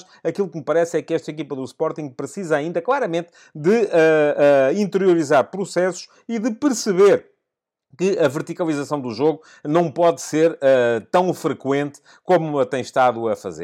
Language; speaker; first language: Portuguese; native; Portuguese